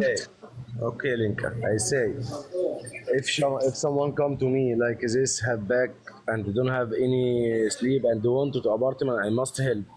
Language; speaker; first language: English; non-native, learner; Arabic